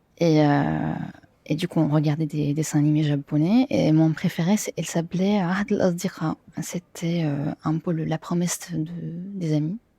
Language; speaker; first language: French; non-native, fluent; Arabic